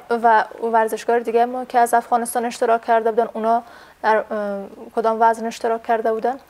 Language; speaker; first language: Persian; native; Persian